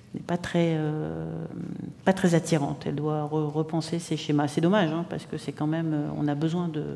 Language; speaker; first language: French; native; French